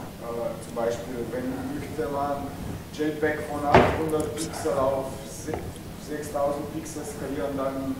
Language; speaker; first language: German; non-native, fluent; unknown